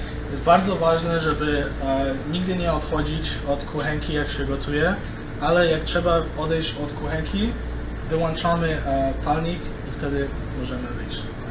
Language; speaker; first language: Polish; early bilingual, heritage; Polish